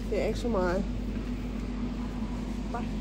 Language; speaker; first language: Danish; non-native, learner; Thai